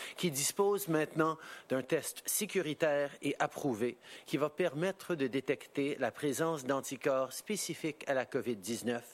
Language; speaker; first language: French; early bilingual, heritage; French